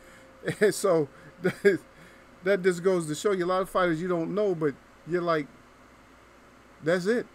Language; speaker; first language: English; native; English